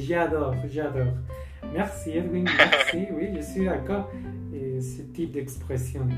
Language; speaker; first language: French; non-native, learner; Spanish